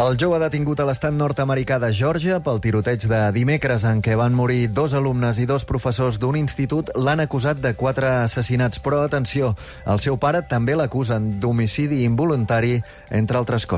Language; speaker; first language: Catalan; native; Catalan